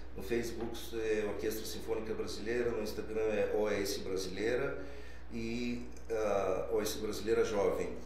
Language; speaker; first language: Portuguese; non-native, fluent; Bulgarian